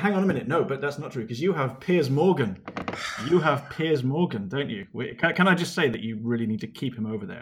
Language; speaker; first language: English; native; English